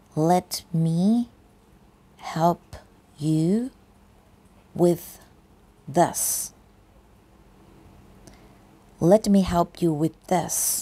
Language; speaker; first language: English; non-native, fluent; Thai